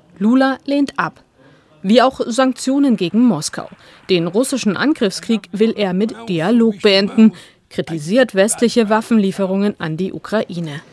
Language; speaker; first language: German; native; German